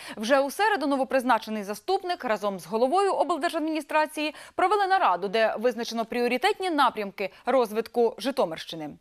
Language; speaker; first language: Ukrainian; native; Ukrainian